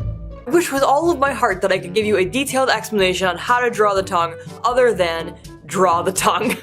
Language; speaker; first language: English; native; English